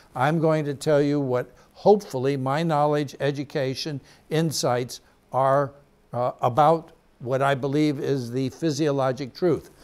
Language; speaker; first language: English; native; English